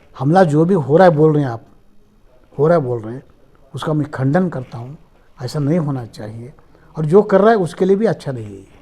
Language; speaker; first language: Hindi; non-native, local second language; Marathi